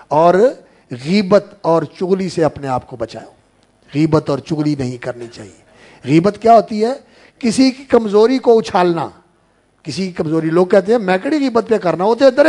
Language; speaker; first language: Urdu; non-native, local second language; Punjabi